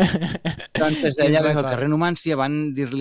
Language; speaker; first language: Catalan; native; Catalan